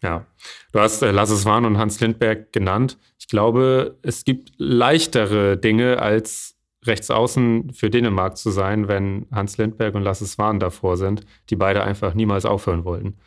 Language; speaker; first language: German; native; German